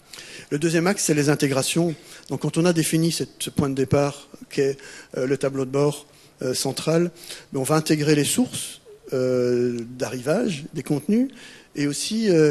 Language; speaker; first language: French; native; French